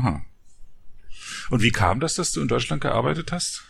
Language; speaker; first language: German; native; German